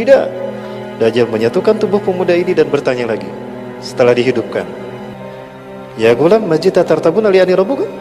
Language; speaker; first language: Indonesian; non-native, local second language; Sundanese